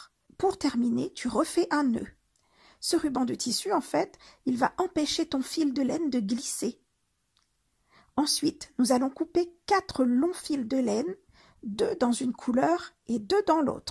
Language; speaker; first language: French; native; French